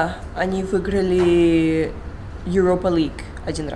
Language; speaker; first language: Russian; early bilingual, heritage; Russian